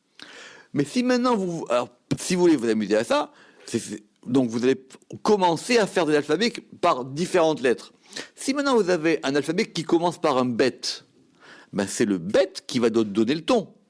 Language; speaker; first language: French; native; French